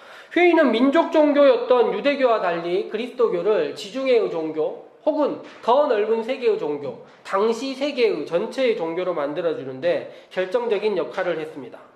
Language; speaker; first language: Korean; native; Korean